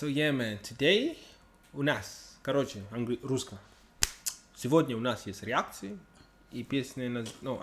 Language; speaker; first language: Russian; non-native, learner; English